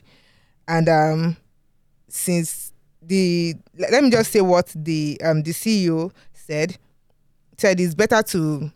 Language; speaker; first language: English; non-native, local second language; Yoruba